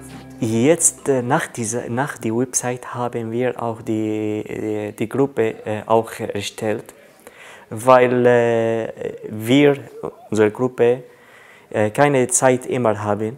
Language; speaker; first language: German; non-native, learner; Arabic